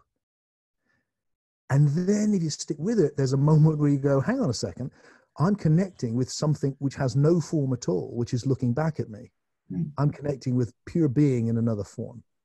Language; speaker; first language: English; native; English